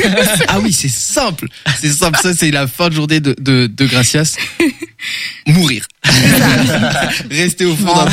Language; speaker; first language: French; native; French